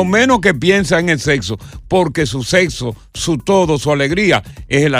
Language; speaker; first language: Spanish; native; Spanish